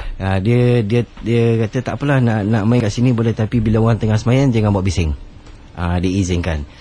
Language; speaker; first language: Malay; non-native, local second language; Chinese